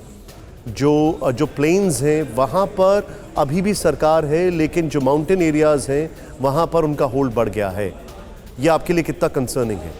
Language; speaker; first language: Hindi; native; Hindi